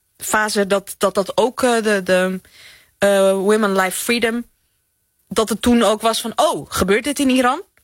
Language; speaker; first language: Dutch; early bilingual, other home language; Persian